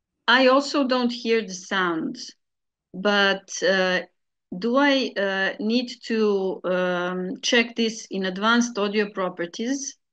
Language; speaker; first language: English; non-native, fluent; Serbian